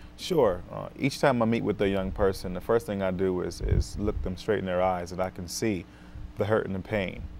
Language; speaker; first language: English; native; English